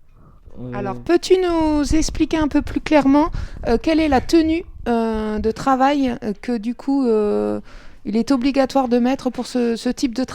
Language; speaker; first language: French; native; French